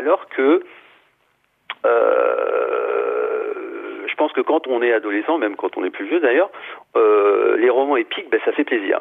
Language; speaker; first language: French; native; French